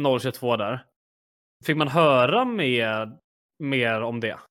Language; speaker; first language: Swedish; native; Swedish